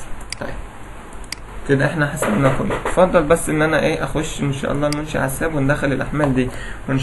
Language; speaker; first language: Arabic; native; Arabic